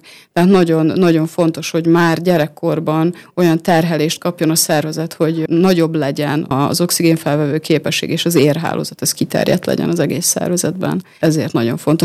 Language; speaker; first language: Hungarian; native; Hungarian